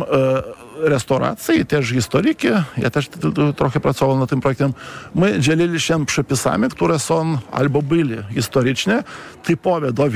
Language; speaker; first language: Polish; non-native, fluent; Lithuanian